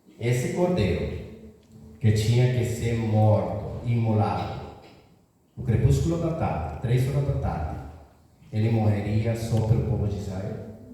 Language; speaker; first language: Portuguese; non-native, fluent; Spanish